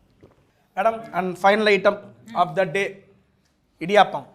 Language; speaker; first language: Telugu; native; Telugu